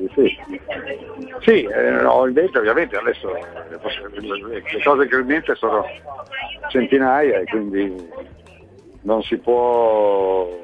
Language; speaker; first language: Italian; native; Italian